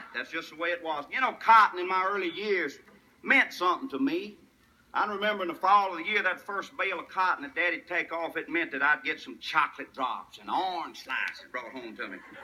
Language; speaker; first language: English; native; English